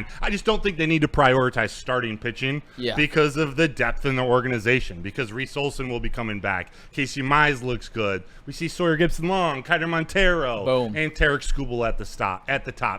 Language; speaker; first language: English; native; English